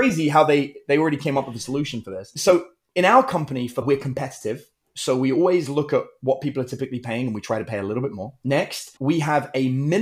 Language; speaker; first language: English; native; English